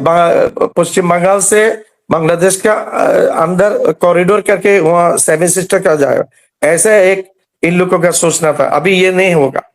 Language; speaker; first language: Hindi; non-native, learner; Bangla